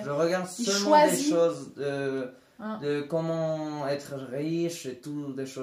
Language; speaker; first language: French; non-native, learner; Spanish